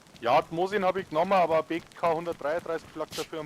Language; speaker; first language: German; native; German